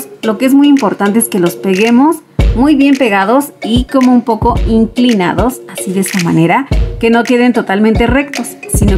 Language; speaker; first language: Spanish; native; Spanish